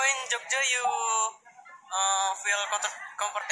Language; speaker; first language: English; non-native, learner; Indonesian